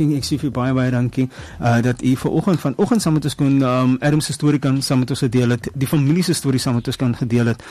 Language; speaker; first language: Afrikaans; early bilingual, heritage; Afrikaans